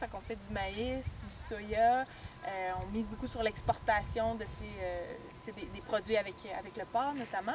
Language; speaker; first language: French; native; French